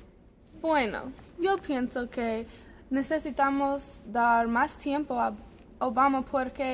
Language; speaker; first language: Spanish; non-native, learner; English